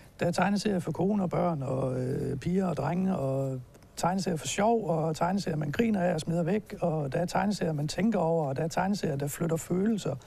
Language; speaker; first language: Danish; native; Danish